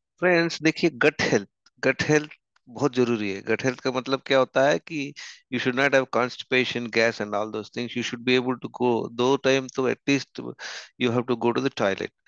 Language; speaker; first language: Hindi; non-native, local second language; Telugu